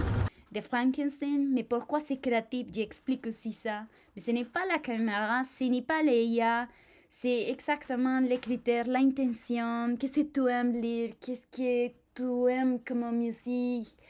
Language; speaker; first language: French; non-native, fluent; Spanish